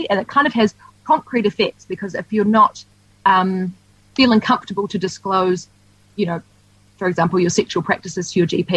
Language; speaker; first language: English; native; English